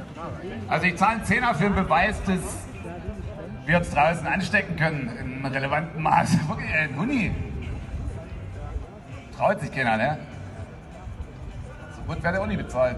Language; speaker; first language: German; native; German